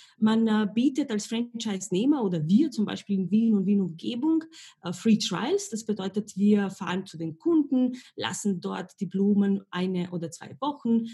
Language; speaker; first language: German; non-native, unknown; Slovenian